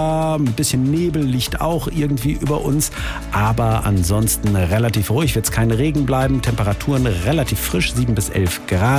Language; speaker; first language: German; native; German